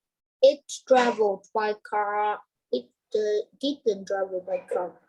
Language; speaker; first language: English; non-native, learner; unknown